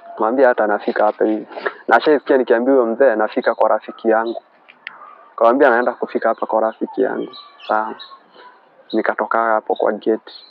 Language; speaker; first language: Swahili; native; Swahili